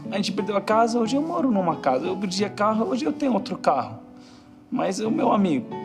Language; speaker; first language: Portuguese; non-native, fluent; Arabic